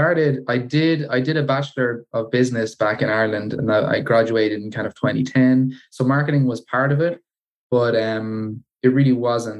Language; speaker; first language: English; native; English